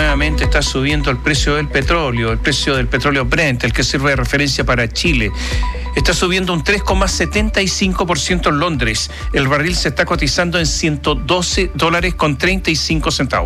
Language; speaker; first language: Spanish; native; Spanish